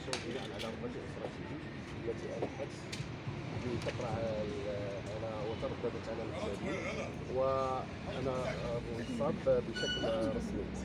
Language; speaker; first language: Arabic; native; Arabic